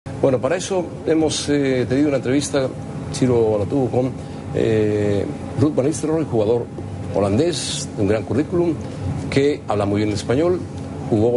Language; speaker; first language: Spanish; native; Spanish